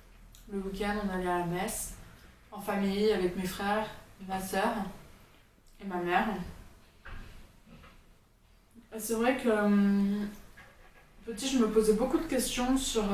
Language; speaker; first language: French; early bilingual, heritage; French